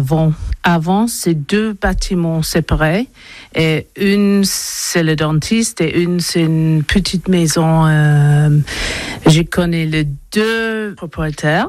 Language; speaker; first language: French; non-native, learner; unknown